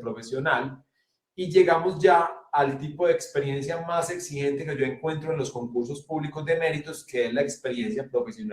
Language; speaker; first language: Spanish; native; Spanish